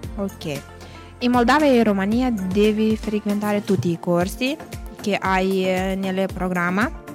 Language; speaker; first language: Italian; non-native, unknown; Romanian